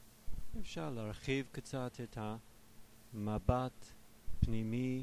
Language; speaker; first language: Hebrew; non-native, fluent; English